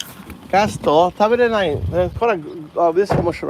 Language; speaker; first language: Japanese; non-native, learner; English